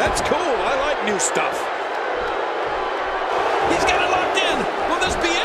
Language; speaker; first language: English; native; English